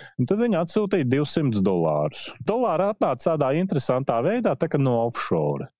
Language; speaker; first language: Latvian; native; Latvian